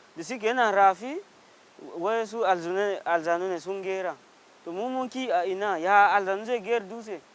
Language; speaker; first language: Hausa; non-native, local second language; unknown